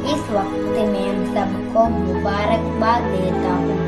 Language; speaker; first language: Hindi; native; Hindi